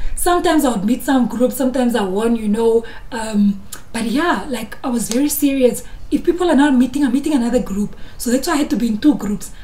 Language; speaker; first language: English; non-native, local second language; Afrikaans